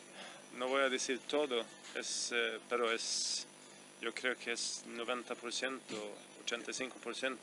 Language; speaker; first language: Spanish; non-native, fluent; Swedish